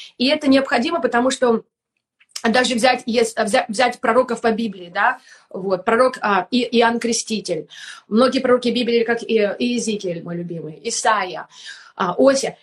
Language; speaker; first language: Russian; native; Russian